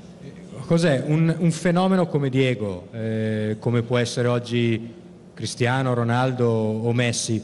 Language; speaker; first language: Italian; native; Italian